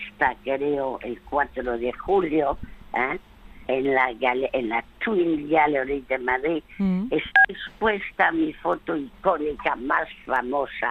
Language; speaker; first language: Spanish; early bilingual, other home language; French